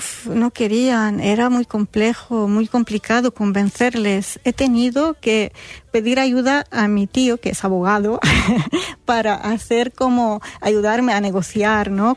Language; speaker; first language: Spanish; non-native, fluent; Arabic